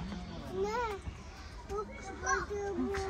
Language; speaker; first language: Turkish; early bilingual, other home language; Kazakh